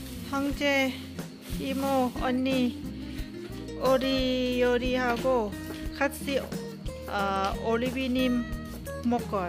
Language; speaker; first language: Korean; non-native, learner; Lao